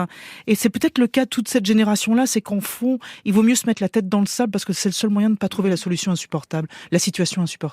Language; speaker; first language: French; native; French